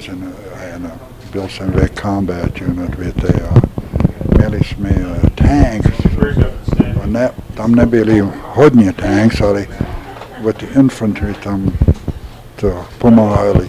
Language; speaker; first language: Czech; early bilingual, heritage; Czech